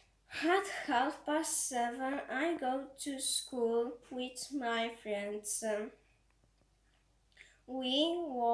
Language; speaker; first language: English; non-native, learner; Croatian